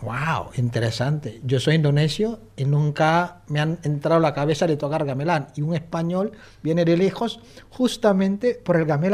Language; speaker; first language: Spanish; non-native, fluent; Indonesian